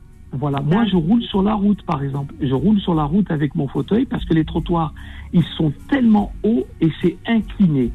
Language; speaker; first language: French; native; French